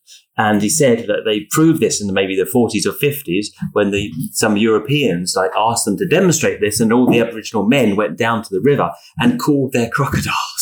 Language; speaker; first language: English; native; English